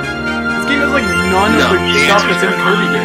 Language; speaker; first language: English; native; English